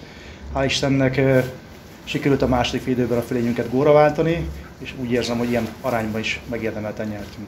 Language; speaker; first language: Hungarian; native; Hungarian